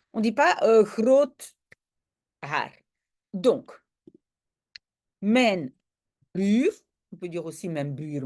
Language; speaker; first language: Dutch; non-native, local second language; French